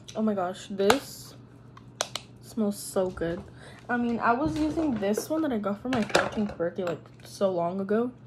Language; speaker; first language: English; early bilingual, other home language; Spanish